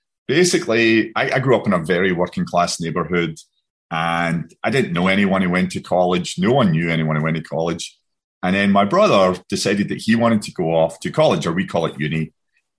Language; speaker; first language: English; native; English